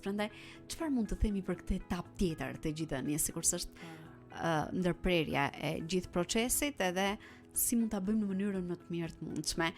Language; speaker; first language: Albanian; native; Albanian